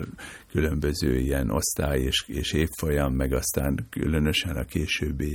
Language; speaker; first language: Hungarian; native; Hungarian